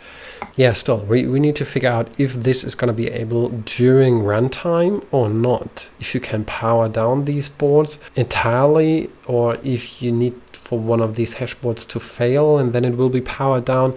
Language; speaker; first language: English; non-native, fluent; German